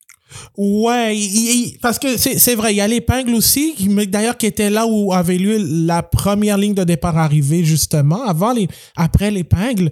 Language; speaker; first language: French; native; French